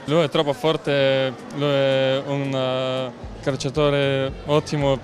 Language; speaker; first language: Italian; non-native, learner; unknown